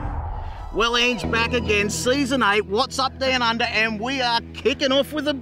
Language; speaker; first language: English; native; English